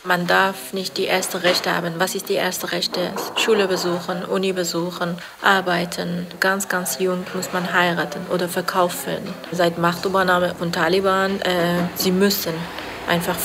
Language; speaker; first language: German; non-native, fluent; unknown